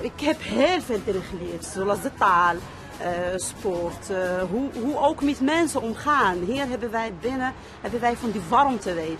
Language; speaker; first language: Dutch; non-native, fluent; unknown